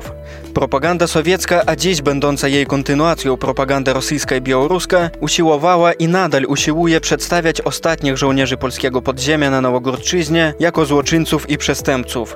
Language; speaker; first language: Polish; native; Polish